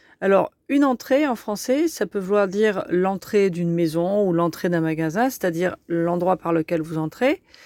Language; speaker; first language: French; native; French